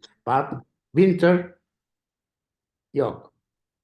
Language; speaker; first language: English; non-native, learner; Turkish